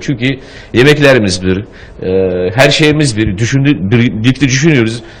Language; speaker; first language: Turkish; non-native, learner; Uzbek